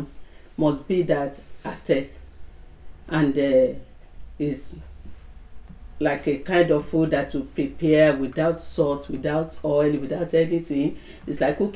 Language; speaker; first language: English; non-native, local second language; Yoruba